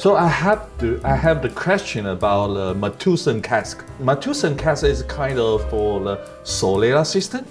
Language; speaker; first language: English; non-native, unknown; Chinese